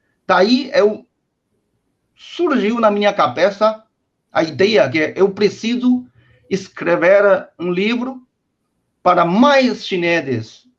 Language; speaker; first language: Portuguese; non-native, fluent; Chinese